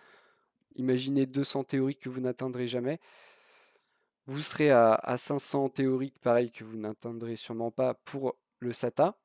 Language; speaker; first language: French; native; French